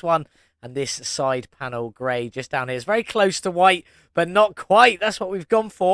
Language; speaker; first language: English; native; English